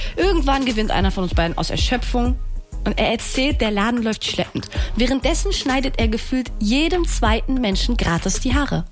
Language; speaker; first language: German; native; German